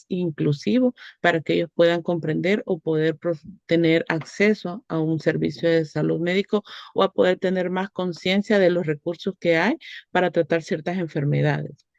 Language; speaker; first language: Spanish; native; Spanish